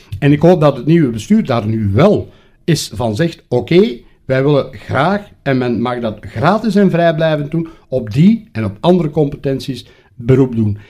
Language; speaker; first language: Dutch; native; Dutch